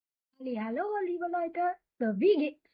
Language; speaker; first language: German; non-native, fluent; Hindi